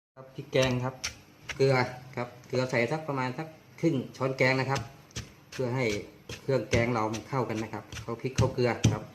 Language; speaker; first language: Thai; native; Thai